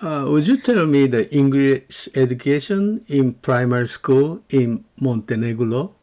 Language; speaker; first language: English; non-native, learner; Japanese